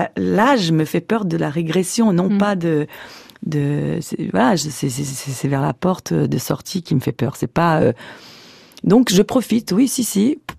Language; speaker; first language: French; early bilingual, other home language; Portuguese